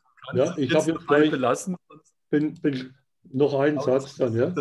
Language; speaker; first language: German; native; German